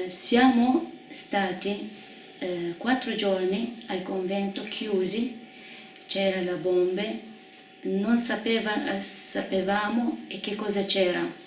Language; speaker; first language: Italian; non-native, fluent; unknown